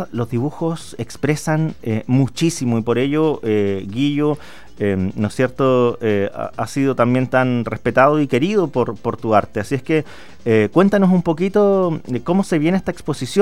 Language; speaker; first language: Spanish; native; Spanish